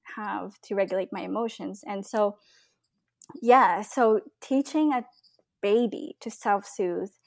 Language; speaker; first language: English; non-native, local second language; Filipino